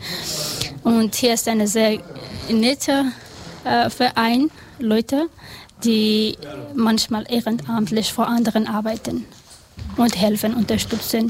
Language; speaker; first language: German; non-native, learner; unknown